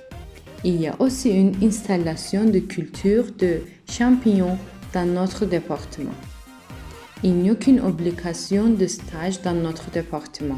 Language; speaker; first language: French; non-native, learner; Turkish